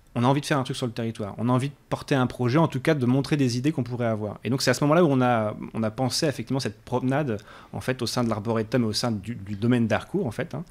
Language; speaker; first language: French; native; French